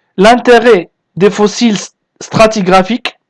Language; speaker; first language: French; non-native, local second language; Arabic